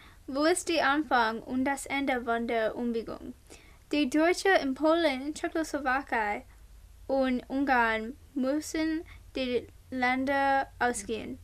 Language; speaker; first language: German; non-native, learner; English